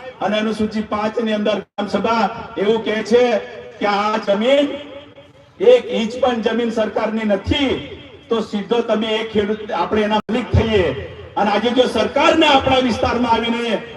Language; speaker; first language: Gujarati; non-native, local second language; Bhili